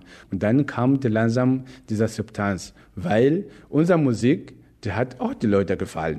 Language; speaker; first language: German; non-native, fluent; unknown